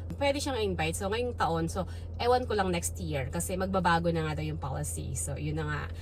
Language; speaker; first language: Filipino; native; Filipino